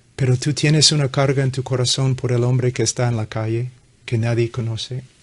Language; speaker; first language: Spanish; non-native, fluent; English